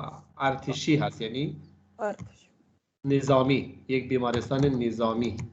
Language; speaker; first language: Persian; non-native, fluent; Urdu